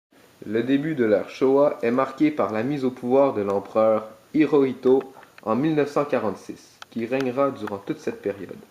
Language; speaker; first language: French; native; French